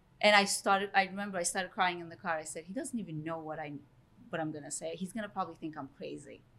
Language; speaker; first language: English; early bilingual, other home language; Turkish